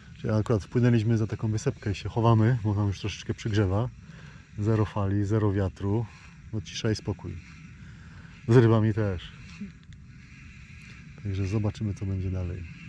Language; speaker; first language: Polish; native; Polish